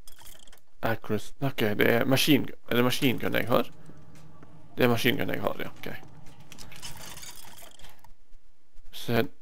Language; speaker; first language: Swedish; non-native, learner; Norwegian